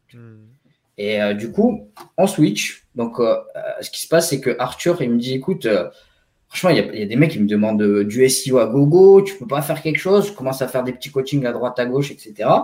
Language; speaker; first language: French; native; French